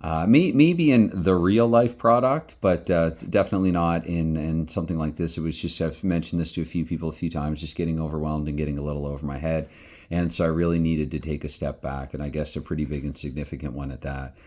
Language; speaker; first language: English; native; English